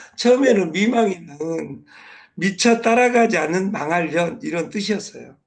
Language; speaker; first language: Korean; native; Korean